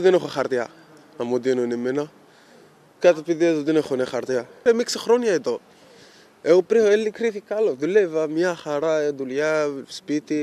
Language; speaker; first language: Greek; non-native, learner; Arabic